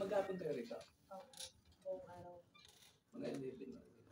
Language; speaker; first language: Filipino; native; Filipino